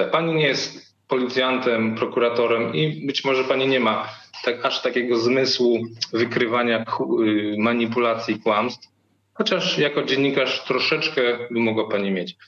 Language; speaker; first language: Polish; native; Polish